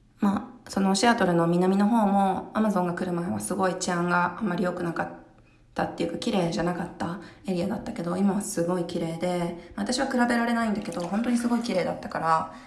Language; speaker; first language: Japanese; early bilingual, heritage; Japanese